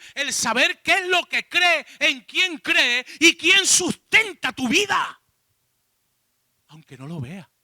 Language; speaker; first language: Spanish; native; Spanish